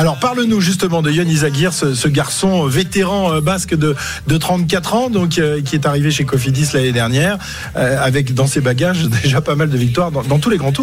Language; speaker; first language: French; native; French